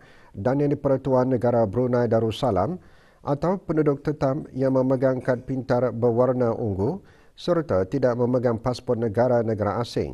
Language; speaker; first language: Malay; native; Malay